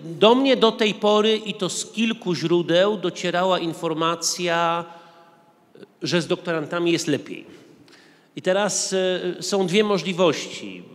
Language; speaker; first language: Polish; native; Polish